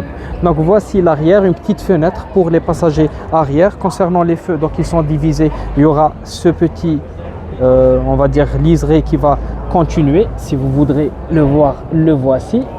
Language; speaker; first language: French; native; French